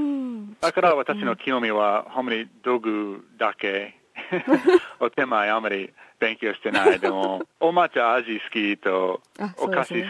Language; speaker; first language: Japanese; non-native, learner; English